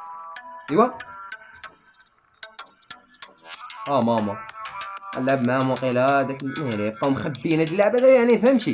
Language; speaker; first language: Arabic; native; Arabic